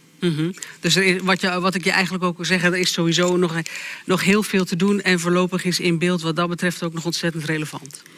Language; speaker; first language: Dutch; native; Dutch